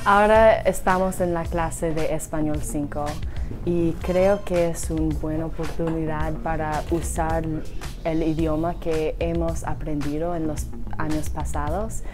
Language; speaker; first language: Spanish; non-native, learner; English